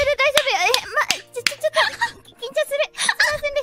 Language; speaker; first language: Japanese; non-native, learner; Indonesian